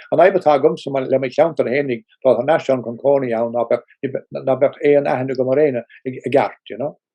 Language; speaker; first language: Irish; non-native, local second language; English